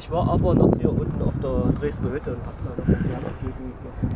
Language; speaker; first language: German; native; German